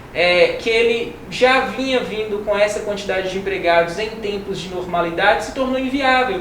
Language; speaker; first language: Portuguese; native; Portuguese